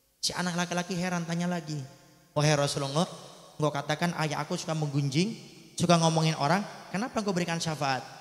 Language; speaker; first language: Indonesian; native; Indonesian